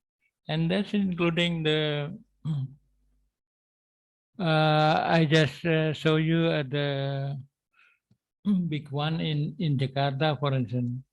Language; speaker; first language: English; non-native, learner; Indonesian